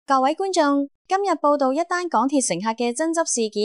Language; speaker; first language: Cantonese; native; Cantonese